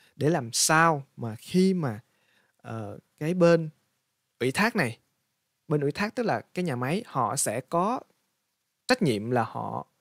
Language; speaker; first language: Vietnamese; native; Vietnamese